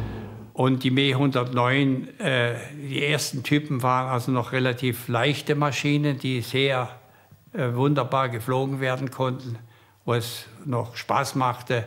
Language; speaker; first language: German; native; German